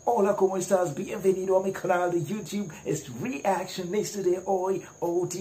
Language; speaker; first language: Spanish; non-native, learner; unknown